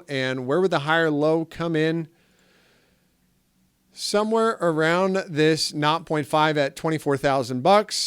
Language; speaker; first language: English; native; English